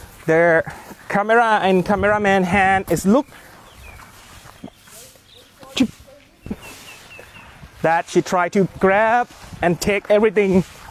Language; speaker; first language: English; non-native, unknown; Thai